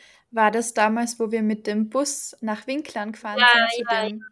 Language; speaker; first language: German; native; German